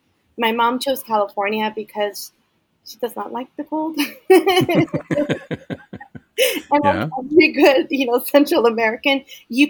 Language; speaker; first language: English; early bilingual, other home language; Spanish